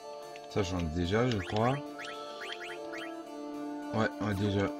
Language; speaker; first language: French; native; French